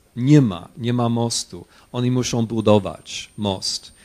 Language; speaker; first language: Polish; non-native, fluent; English